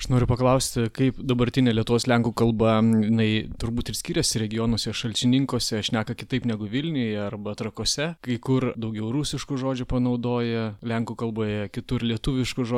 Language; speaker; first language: Lithuanian; native; Lithuanian